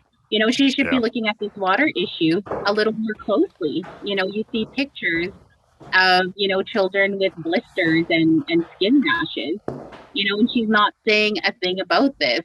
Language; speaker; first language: English; native; English